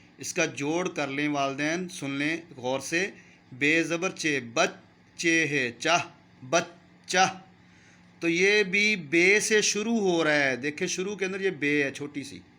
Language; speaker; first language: Urdu; non-native, local second language; Punjabi